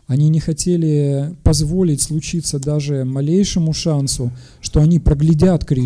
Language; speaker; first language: Russian; native; Russian